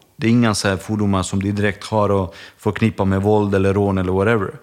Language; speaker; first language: Swedish; early bilingual, other home language; Bosnian